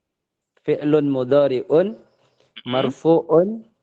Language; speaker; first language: Arabic; non-native, learner; Indonesian